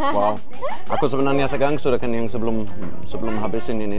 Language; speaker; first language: Indonesian; non-native, fluent; German